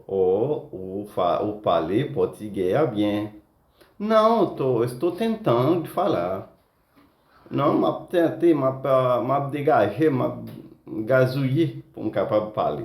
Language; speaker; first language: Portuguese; non-native, fluent; Haitian Creole